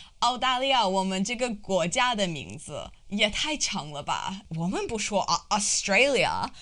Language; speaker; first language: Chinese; non-native, fluent; English